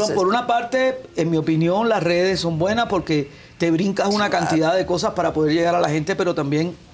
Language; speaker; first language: Spanish; native; Spanish